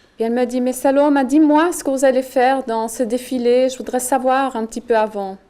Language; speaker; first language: French; native; French